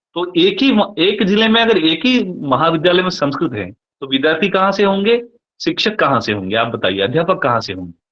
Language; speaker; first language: Hindi; non-native, local second language; Nepali